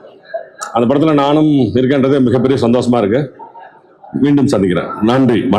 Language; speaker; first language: Tamil; native; Tamil